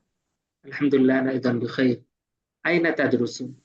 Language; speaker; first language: Arabic; non-native, fluent; Bangla